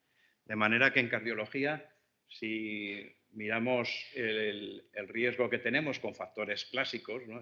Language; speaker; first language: Spanish; native; Spanish